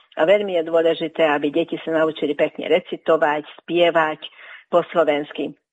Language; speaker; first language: Slovak; early bilingual, heritage; Slovak